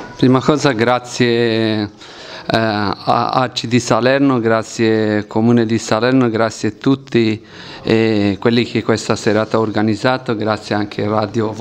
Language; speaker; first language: Italian; non-native, learner; Kurdish